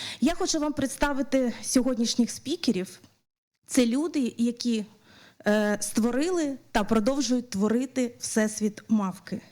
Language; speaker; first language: Ukrainian; native; Ukrainian